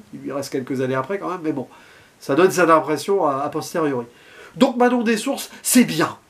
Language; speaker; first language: French; native; French